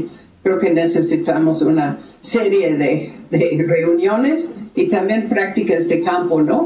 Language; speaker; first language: Spanish; native; Spanish